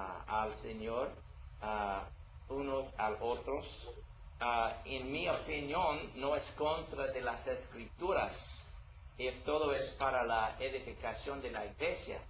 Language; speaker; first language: Spanish; non-native, learner; English